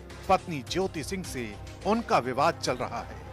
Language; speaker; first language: Hindi; native; Hindi